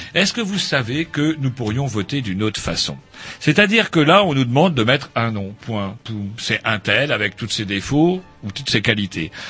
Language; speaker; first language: French; native; French